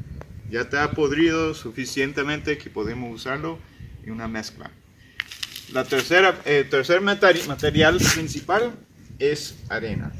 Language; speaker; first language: Spanish; non-native, fluent; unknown